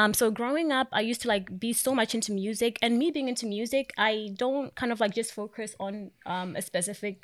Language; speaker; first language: English; non-native, local second language; Tswana